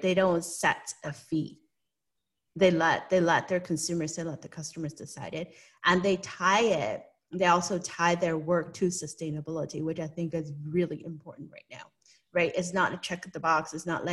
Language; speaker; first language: English; non-native, local second language; Cantonese